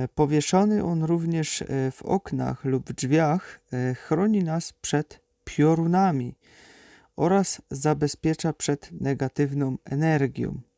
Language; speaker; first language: Polish; native; Polish